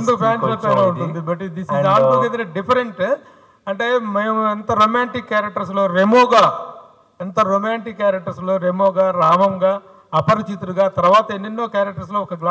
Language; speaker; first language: Telugu; native; Telugu